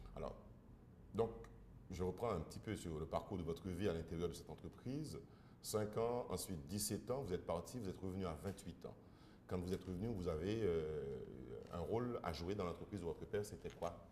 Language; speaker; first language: French; non-native, local second language; Haitian Creole